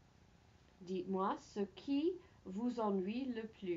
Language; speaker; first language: French; non-native, fluent; English